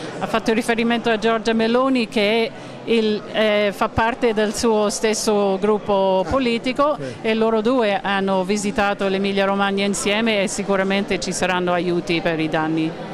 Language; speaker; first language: Italian; native; Italian